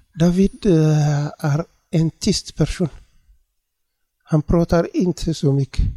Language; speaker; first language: Swedish; non-native, learner; Tigrinya